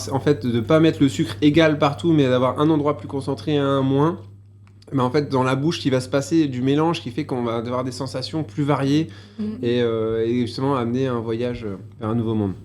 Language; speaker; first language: French; native; French